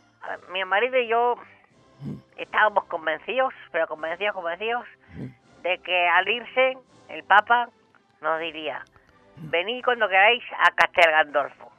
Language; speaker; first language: Spanish; native; Spanish